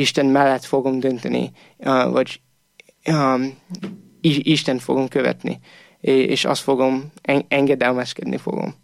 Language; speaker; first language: Hungarian; non-native, fluent; English